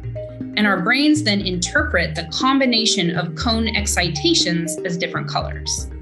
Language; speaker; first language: English; native; English